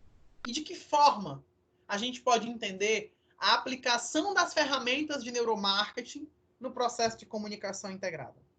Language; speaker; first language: Portuguese; native; Portuguese